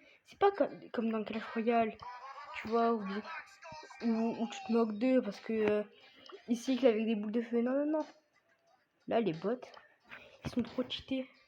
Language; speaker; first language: French; native; French